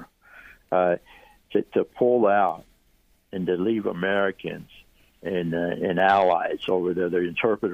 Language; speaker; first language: English; early bilingual, other home language; Greek